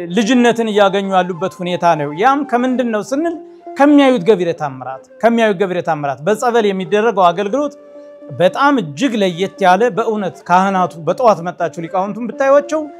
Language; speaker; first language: Amharic; native; Amharic